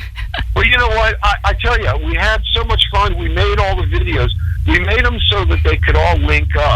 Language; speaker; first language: English; native; English